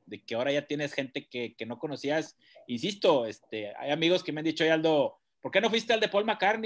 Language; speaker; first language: Spanish; native; Spanish